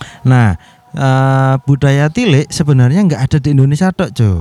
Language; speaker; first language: Indonesian; non-native, local second language; Javanese